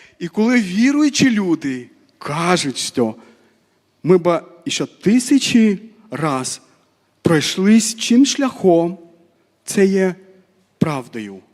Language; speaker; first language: Ukrainian; non-native, fluent; Armenian